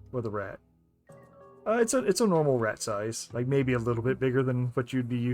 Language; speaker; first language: English; native; English